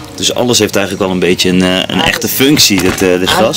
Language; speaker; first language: Dutch; native; Dutch